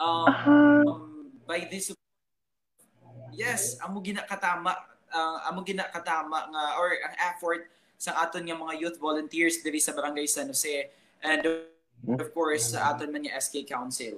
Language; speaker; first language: English; non-native, local second language; Hiligaynon